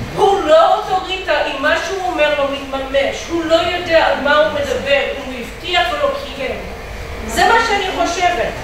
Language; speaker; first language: Hebrew; non-native, fluent; English